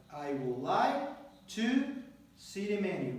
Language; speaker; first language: English; non-native, fluent; Spanish